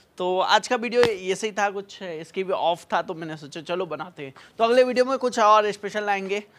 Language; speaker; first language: Hindi; native; Hindi